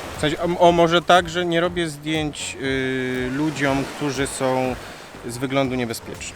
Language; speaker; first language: Polish; native; Polish